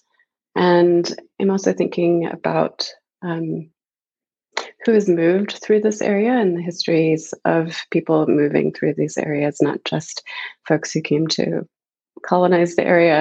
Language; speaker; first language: English; native; English